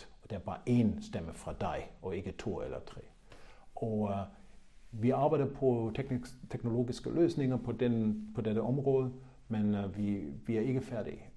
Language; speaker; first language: Danish; non-native, fluent; German